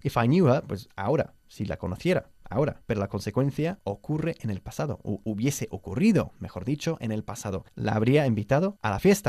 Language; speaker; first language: Spanish; non-native, fluent; English